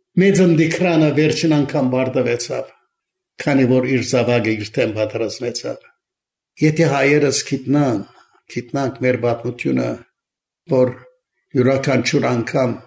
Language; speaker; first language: Armenian; early bilingual, heritage; Armenian